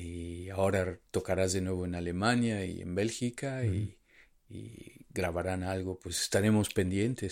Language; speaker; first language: Spanish; native; Spanish